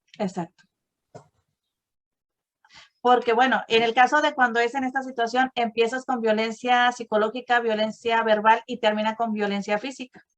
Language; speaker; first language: Spanish; native; Spanish